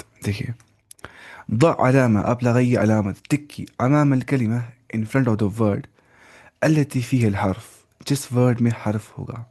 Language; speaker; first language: Arabic; non-native, fluent; Urdu